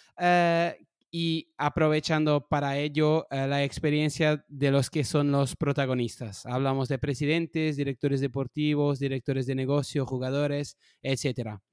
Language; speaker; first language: Spanish; non-native, fluent; Portuguese